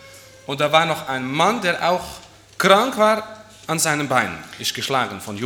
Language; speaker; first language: German; non-native, fluent; Dutch